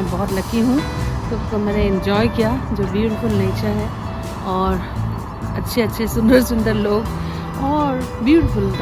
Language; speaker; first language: Hindi; non-native, local second language; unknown